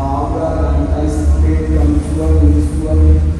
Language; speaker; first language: Vietnamese; non-native, learner; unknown